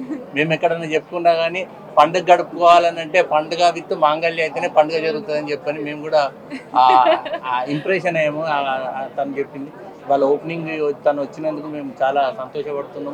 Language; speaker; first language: Telugu; native; Telugu